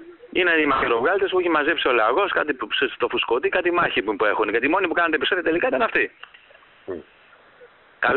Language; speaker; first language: Greek; native; Greek